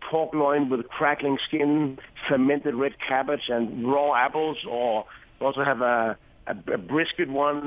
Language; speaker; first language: English; non-native, fluent; Danish